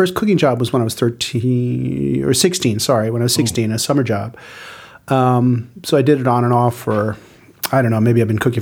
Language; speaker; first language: English; native; English